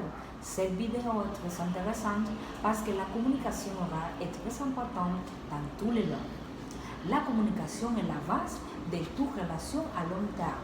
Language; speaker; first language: French; non-native, learner; Spanish